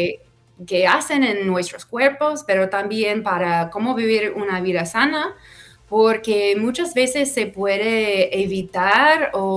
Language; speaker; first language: Spanish; non-native, fluent; English